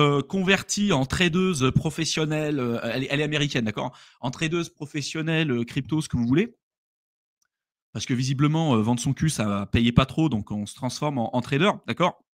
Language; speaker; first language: French; native; French